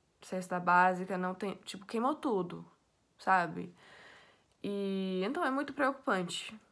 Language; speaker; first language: Portuguese; non-native, fluent; English